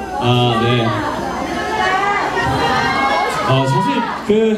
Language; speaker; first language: Korean; native; Korean